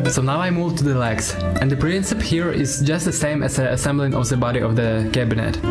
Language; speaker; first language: English; non-native, learner; Ukrainian